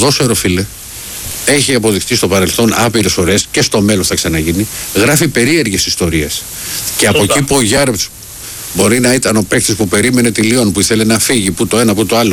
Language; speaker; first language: Greek; native; Greek